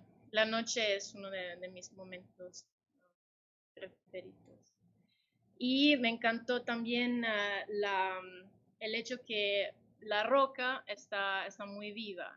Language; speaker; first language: Spanish; non-native, fluent; Italian